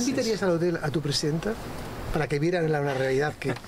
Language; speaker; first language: Spanish; native; Spanish